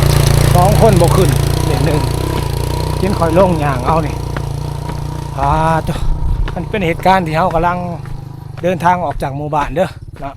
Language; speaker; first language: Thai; non-native, local second language; Lao